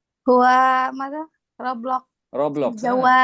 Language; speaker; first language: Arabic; non-native, learner; Indonesian